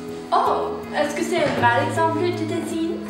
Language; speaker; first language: French; non-native, learner; English